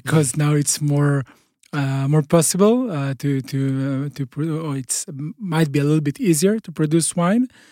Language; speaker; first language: English; non-native, fluent; Hebrew